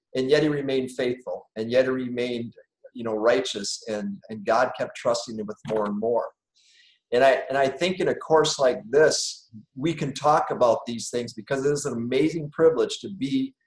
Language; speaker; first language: English; native; English